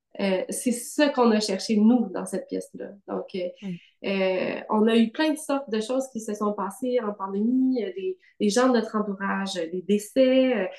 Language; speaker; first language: French; native; French